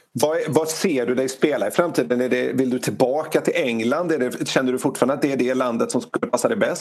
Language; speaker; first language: Swedish; native; Swedish